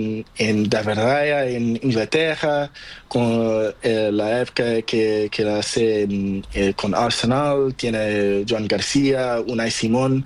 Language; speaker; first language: Spanish; non-native, learner; Portuguese